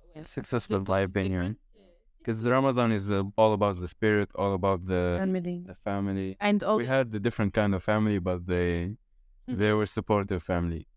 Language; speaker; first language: English; non-native, fluent; Arabic